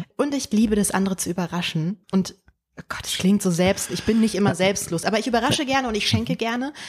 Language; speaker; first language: German; early bilingual, other home language; Polish